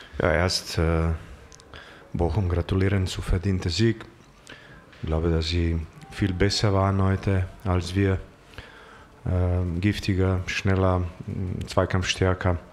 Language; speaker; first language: German; non-native, fluent; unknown